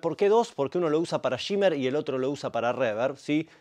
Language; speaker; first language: Spanish; native; Spanish